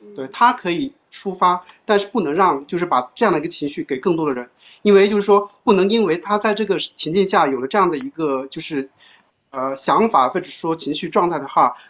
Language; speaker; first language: Chinese; native; Chinese